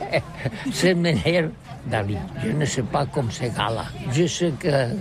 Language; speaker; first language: French; non-native, learner; Catalan